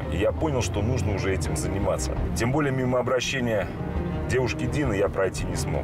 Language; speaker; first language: Russian; native; Russian